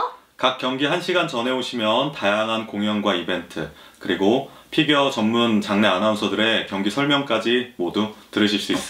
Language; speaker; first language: Korean; native; Korean